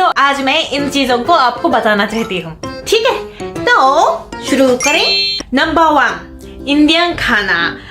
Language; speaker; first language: Hindi; non-native, fluent; Japanese